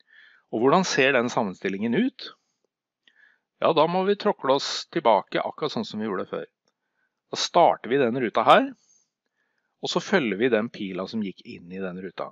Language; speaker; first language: Norwegian; native; Norwegian